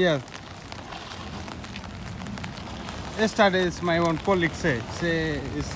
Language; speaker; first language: English; non-native, learner; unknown